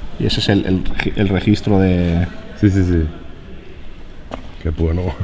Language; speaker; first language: Spanish; non-native, learner; Hungarian